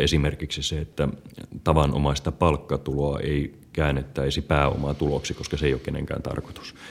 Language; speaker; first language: Finnish; native; Finnish